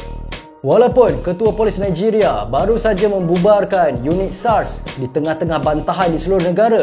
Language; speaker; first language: Malay; native; Malay